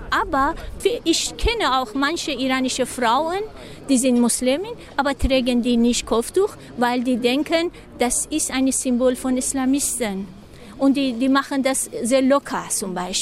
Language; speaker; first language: German; non-native, fluent; Persian